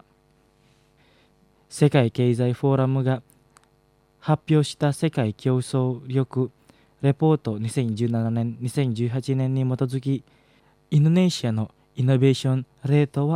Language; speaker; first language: Japanese; non-native, fluent; Indonesian